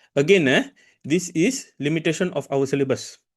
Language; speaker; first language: English; non-native, local second language; Malay